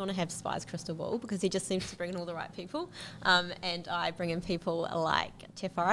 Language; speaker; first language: English; native; English